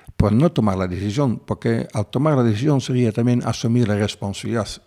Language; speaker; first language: Spanish; non-native, fluent; Dutch